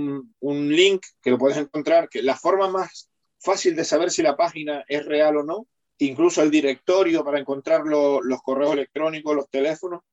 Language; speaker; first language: Spanish; native; Spanish